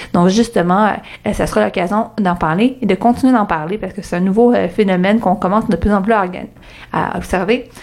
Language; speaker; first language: French; early bilingual, other home language; Arabic